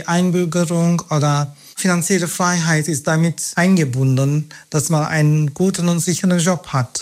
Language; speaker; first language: German; non-native, fluent; Turkish